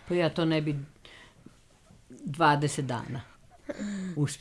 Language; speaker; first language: Serbian; native; Serbian